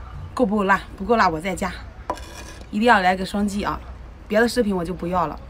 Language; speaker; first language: Chinese; native; Chinese